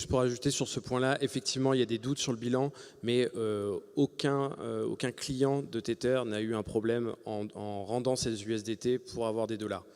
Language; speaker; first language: French; native; French